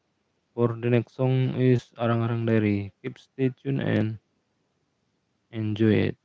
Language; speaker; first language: English; non-native, learner; Indonesian